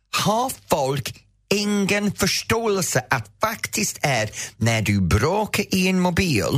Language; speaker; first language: Swedish; native; Swedish